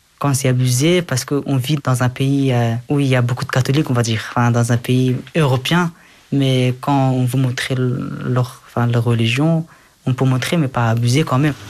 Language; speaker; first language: French; early bilingual, other home language; Persian